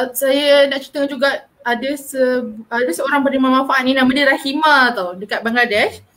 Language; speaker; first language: Malay; native; Malay